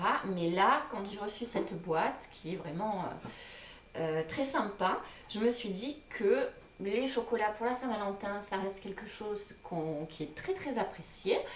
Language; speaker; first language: French; native; French